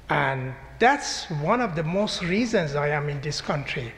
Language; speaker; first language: English; non-native, fluent; Persian